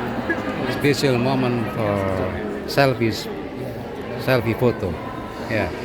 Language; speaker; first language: English; non-native, learner; Indonesian